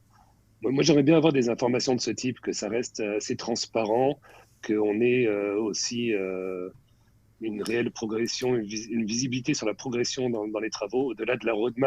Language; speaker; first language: French; native; French